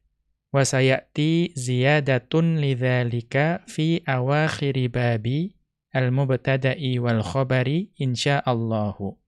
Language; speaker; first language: Arabic; non-native, fluent; Indonesian